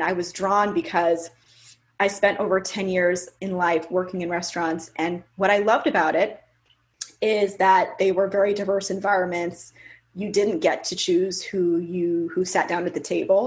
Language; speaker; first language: English; native; English